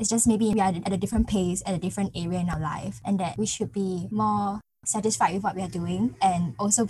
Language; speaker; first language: English; native; English